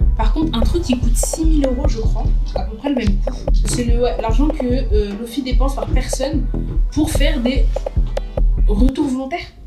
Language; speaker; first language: French; native; French